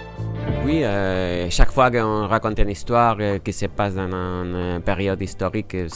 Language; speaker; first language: French; non-native, fluent; Spanish